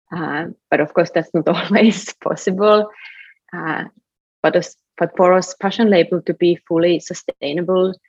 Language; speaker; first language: English; non-native, fluent; Finnish